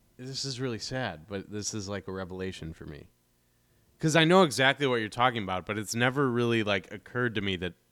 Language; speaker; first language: English; native; English